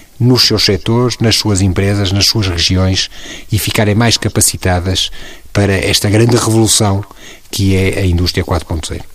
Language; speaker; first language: Portuguese; native; Portuguese